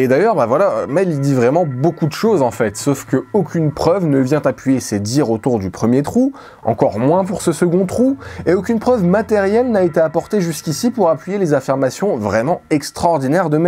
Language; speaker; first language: French; native; French